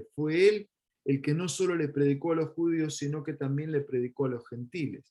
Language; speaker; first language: Spanish; native; Spanish